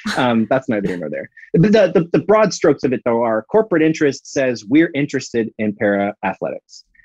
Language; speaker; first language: English; native; English